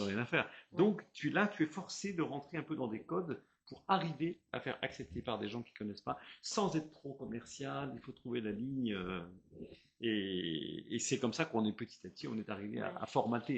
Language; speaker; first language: French; native; French